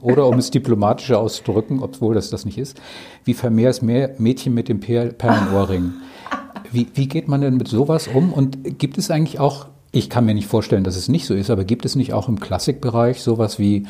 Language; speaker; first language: German; native; German